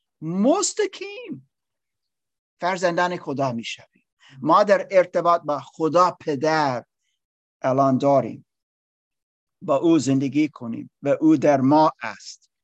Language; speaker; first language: Persian; non-native, learner; English